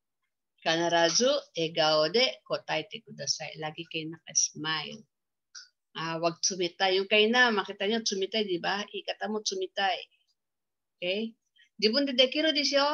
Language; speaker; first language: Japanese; non-native, fluent; Filipino